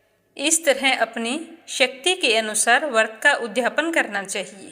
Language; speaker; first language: Hindi; native; Hindi